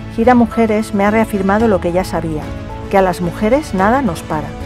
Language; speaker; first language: Spanish; native; Spanish